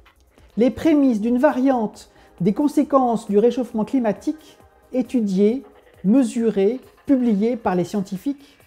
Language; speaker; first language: French; native; French